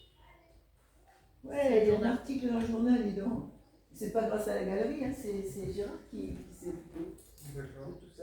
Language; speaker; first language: French; native; French